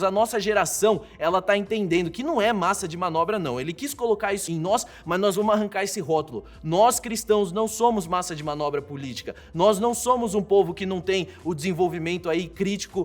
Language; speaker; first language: Portuguese; native; Portuguese